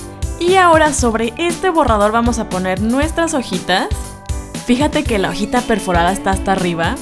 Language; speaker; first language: Spanish; native; Spanish